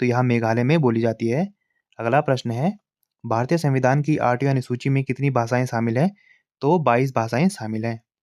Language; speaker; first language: Hindi; native; Hindi